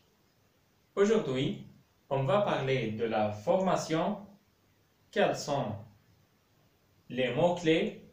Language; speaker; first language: French; non-native, fluent; Arabic